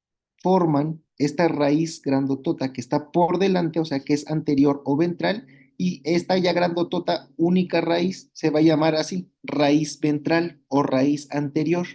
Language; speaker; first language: Spanish; native; Spanish